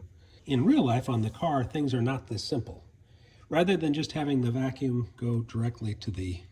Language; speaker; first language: English; native; English